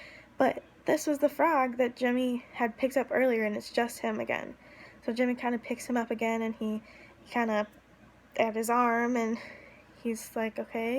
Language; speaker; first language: English; native; English